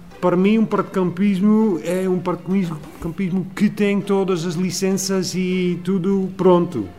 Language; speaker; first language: Portuguese; non-native, learner; Dutch